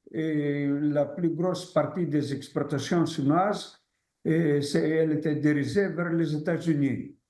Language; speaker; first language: French; non-native, fluent; Greek